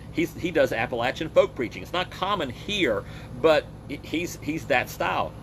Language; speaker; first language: English; native; English